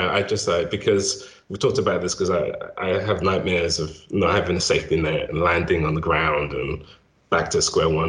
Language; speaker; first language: English; native; English